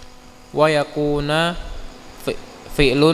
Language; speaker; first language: Arabic; non-native, learner; Indonesian